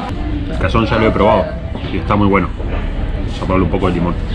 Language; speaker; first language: Spanish; native; Spanish